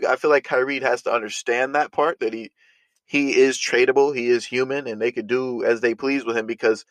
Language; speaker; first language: English; native; English